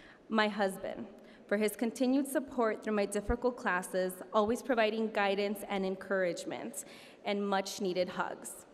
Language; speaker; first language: English; early bilingual, other home language; Spanish